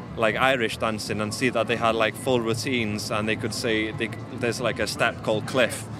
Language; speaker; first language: English; non-native, local second language; Welsh